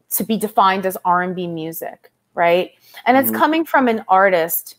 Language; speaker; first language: English; native; English